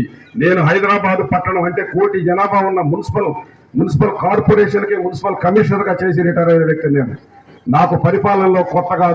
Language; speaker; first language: Telugu; native; Telugu